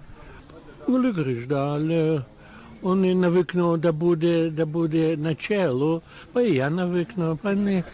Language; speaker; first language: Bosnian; non-native, learner; Russian